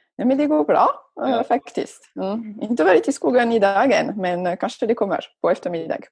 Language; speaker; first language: Swedish; non-native, fluent; French